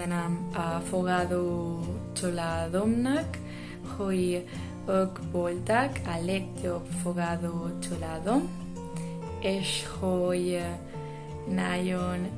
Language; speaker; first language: Hungarian; non-native, learner; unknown